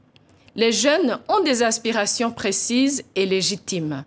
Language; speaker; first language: French; non-native, local second language; Kinyarwanda